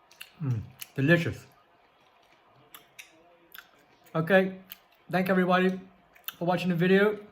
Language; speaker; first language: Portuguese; early bilingual, heritage; Portuguese